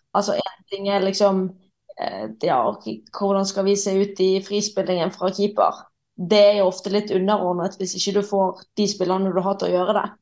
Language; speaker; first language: Norwegian; native; Norwegian